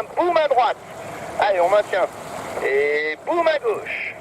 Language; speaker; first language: French; native; French